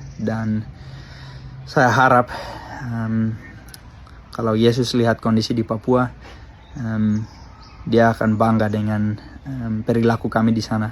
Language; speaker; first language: Indonesian; early bilingual, other home language; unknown